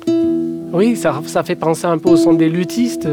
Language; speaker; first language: French; native; French